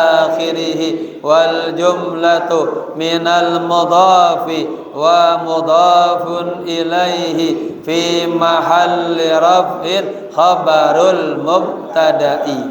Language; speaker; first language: Arabic; non-native, fluent; Indonesian